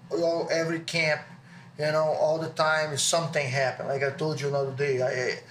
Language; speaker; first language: English; non-native, learner; Portuguese